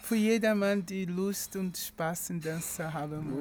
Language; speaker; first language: German; non-native, learner; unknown